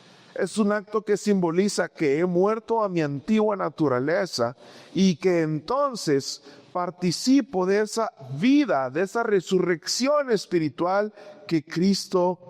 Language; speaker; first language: Spanish; native; Spanish